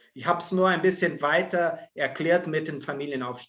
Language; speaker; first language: German; non-native, fluent; Portuguese